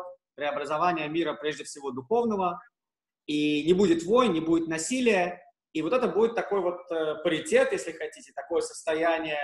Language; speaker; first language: Russian; native; Russian